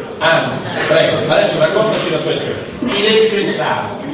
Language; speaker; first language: Italian; native; Italian